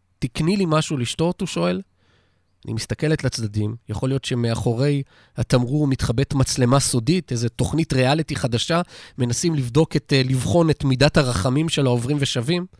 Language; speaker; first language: Hebrew; native; Hebrew